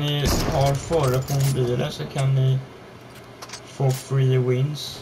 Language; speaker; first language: Swedish; native; Swedish